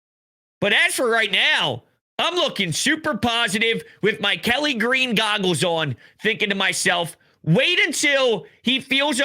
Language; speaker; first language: English; native; English